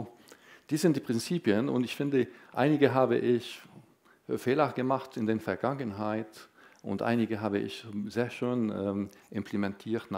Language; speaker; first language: German; non-native, fluent; Arabic